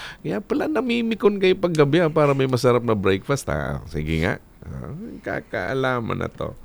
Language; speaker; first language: Filipino; non-native, local second language; Bikol